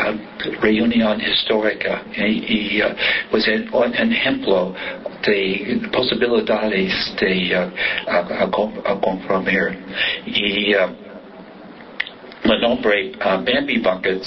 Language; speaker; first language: Spanish; non-native, learner; English